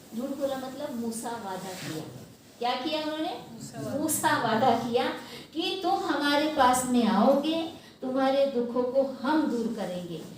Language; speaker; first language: Hindi; non-native, local second language; Marathi